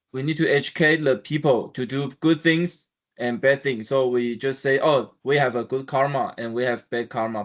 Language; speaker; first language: English; non-native, learner; Chinese